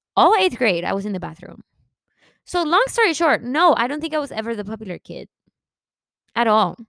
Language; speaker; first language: English; early bilingual, other home language; Spanish